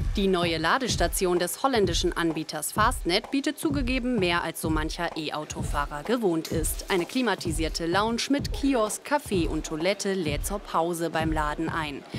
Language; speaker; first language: German; native; German